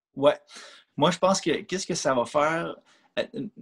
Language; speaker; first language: French; native; French